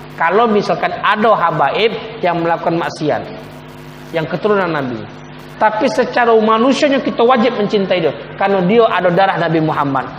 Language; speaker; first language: Malay; native; Malay